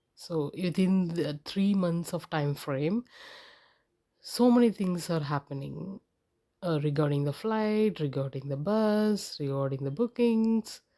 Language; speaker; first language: English; non-native, local second language; Tamil